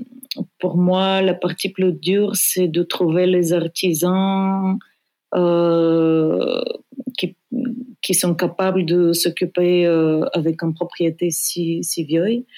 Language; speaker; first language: French; non-native, fluent; Bulgarian